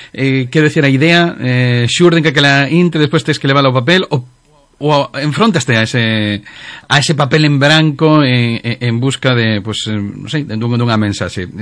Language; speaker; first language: Galician; non-native, local second language; Spanish